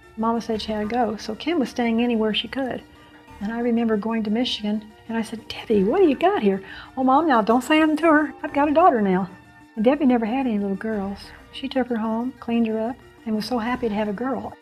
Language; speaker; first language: English; native; English